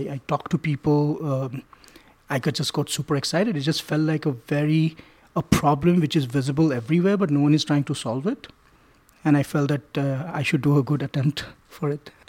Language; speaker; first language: English; non-native, local second language; Hindi